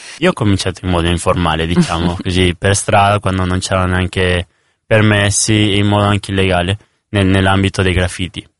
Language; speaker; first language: Italian; early bilingual, other home language; Spanish